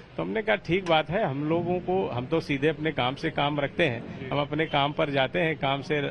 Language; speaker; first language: Hindi; native; Hindi